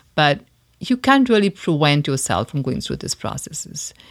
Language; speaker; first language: English; non-native, local second language; Hindi